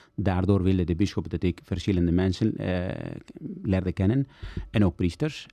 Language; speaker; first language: Dutch; non-native, fluent; Italian